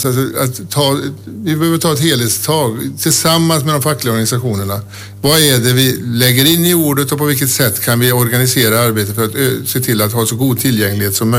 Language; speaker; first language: Swedish; native; Swedish